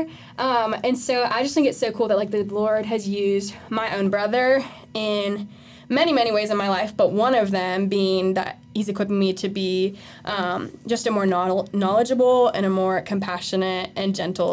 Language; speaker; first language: English; native; English